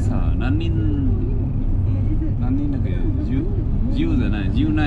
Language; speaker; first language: Japanese; non-native, learner; Vietnamese